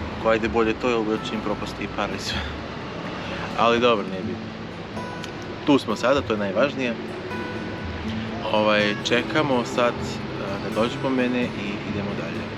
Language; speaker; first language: Bosnian; native; Bosnian